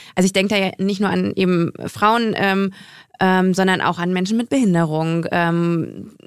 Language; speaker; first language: German; native; German